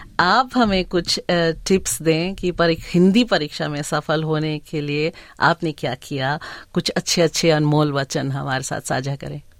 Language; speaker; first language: Hindi; native; Hindi